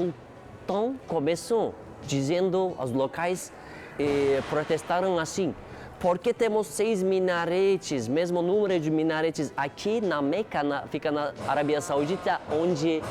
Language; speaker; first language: Portuguese; non-native, learner; Turkish